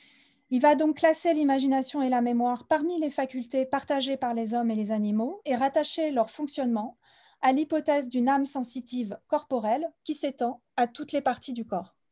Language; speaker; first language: French; native; French